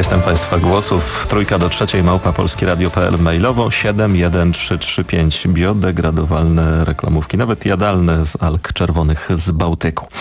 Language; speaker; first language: Polish; native; Polish